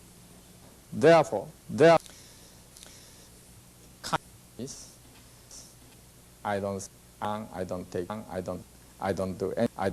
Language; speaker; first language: English; non-native, learner; Japanese